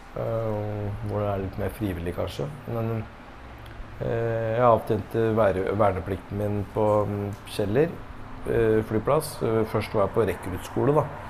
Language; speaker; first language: Norwegian; early bilingual, other home language; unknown